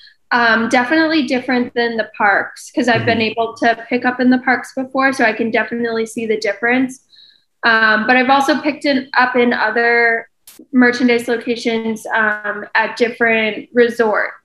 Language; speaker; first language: English; native; English